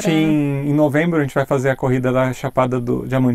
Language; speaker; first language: Portuguese; native; Portuguese